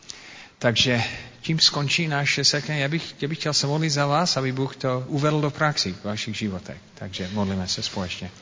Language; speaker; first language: Czech; non-native, fluent; English